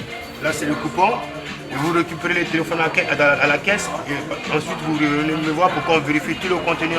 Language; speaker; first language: French; native; French